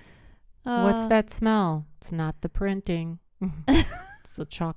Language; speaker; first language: English; native; English